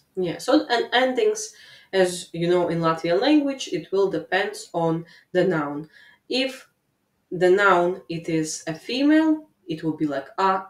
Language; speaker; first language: English; non-native, fluent; Latvian